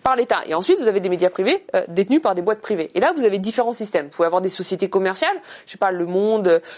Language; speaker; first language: French; native; French